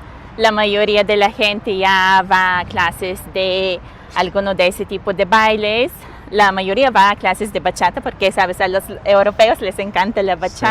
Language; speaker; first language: Spanish; non-native, fluent; Bulgarian